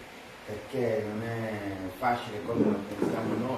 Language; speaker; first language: Italian; non-native, fluent; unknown